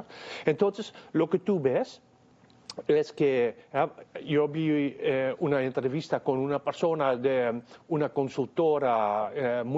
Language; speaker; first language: Spanish; non-native, fluent; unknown